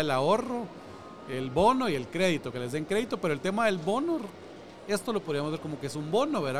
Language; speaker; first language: Spanish; native; Spanish